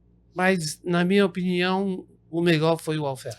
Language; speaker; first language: Portuguese; native; Portuguese